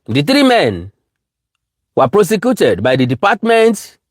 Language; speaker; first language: English; non-native, local second language; Yoruba